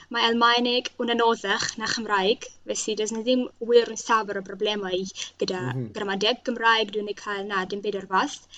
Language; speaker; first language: Welsh; non-native, fluent; Russian